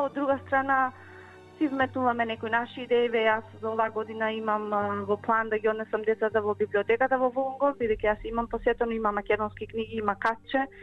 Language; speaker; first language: Macedonian; native; Macedonian